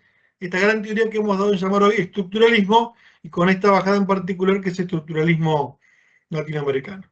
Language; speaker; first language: Spanish; native; Spanish